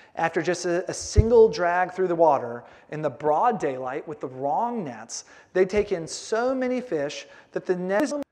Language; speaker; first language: English; native; English